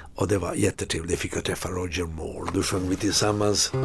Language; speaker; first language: Swedish; non-native, fluent; Italian